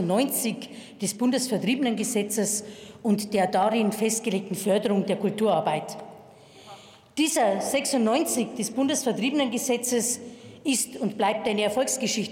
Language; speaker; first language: German; native; German